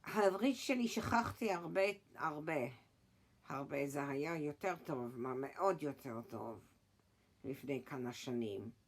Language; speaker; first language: Hebrew; early bilingual, heritage; English